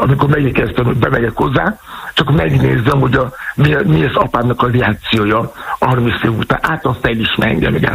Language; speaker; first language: Hungarian; non-native, learner; Yoruba